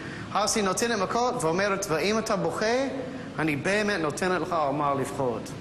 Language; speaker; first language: Hebrew; non-native, local second language; English